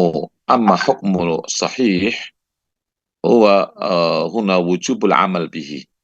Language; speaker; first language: Arabic; non-native, fluent; Indonesian